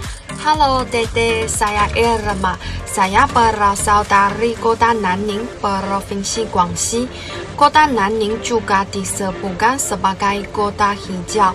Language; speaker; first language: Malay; non-native, learner; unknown